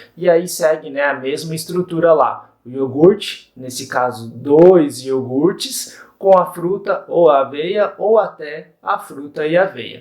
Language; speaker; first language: Portuguese; native; Portuguese